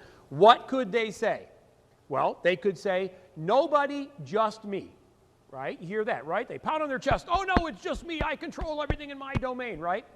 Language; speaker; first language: English; native; English